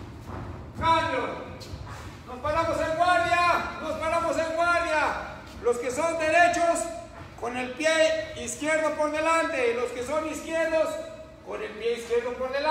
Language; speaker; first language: Spanish; native; Spanish